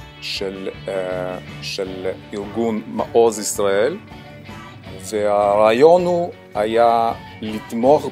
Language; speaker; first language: Hebrew; non-native, fluent; Russian